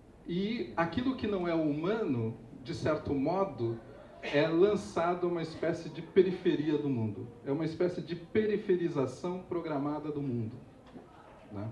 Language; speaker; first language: Portuguese; native; Portuguese